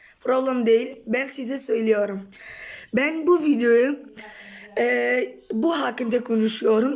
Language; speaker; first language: Turkish; non-native, learner; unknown